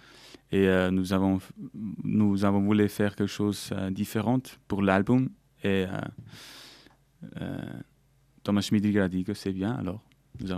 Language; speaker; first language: French; non-native, local second language; German